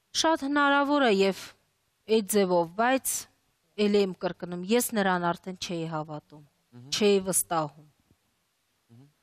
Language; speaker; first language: Armenian; early bilingual, other home language; Russian